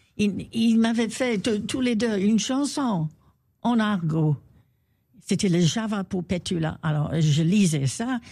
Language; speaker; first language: French; non-native, fluent; English